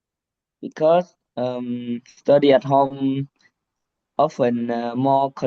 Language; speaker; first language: English; non-native, learner; Vietnamese